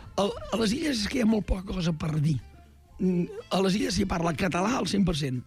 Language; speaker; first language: Catalan; native; Catalan